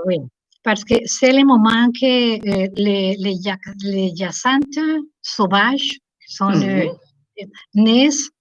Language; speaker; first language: French; non-native, learner; Spanish